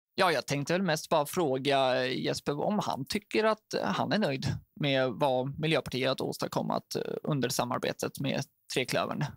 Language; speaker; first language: Swedish; native; Swedish